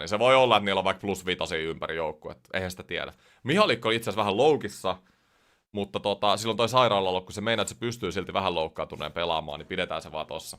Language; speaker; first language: Finnish; native; Finnish